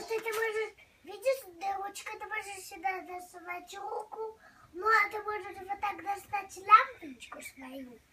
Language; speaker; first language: Russian; early bilingual, heritage; English